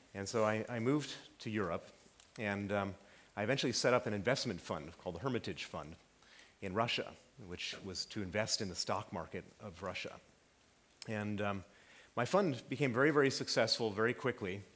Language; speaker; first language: English; native; English